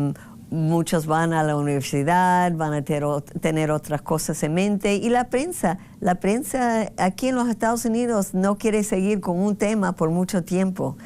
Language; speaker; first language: Spanish; non-native, fluent; English